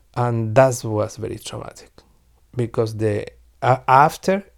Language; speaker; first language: English; non-native, learner; Spanish